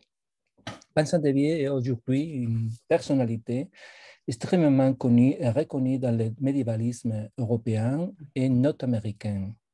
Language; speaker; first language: French; non-native, fluent; Spanish